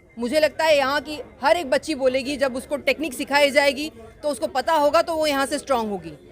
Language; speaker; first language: Hindi; non-native, local second language; Kannada